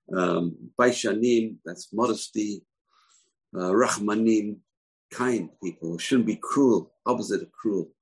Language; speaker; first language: English; native; English